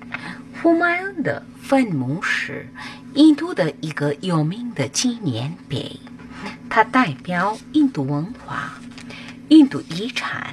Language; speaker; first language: Chinese; non-native, fluent; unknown